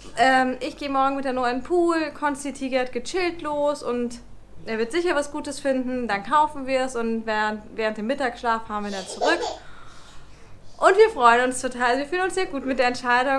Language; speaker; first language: German; native; German